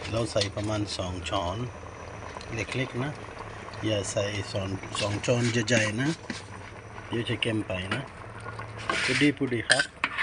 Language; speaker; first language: Thai; non-native, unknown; Urdu